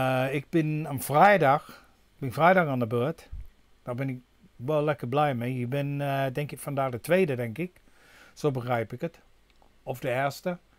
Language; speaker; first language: Dutch; non-native, fluent; English